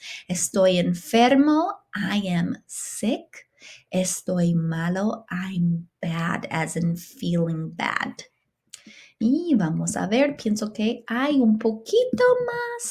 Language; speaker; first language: Spanish; non-native, fluent; English